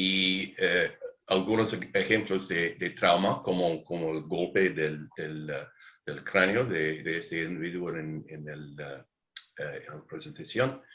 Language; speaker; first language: Spanish; non-native, learner; English